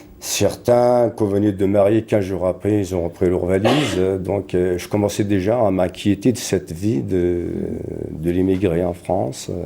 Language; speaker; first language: French; non-native, local second language; Kabyle